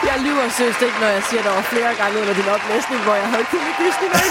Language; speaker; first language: Danish; native; Danish